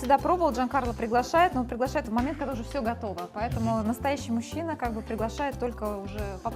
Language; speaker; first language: Russian; native; Russian